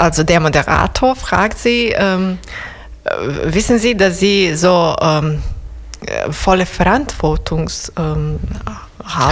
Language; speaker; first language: German; non-native, fluent; Serbian